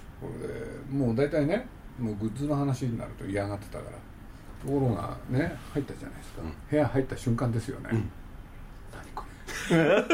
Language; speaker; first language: Japanese; native; Japanese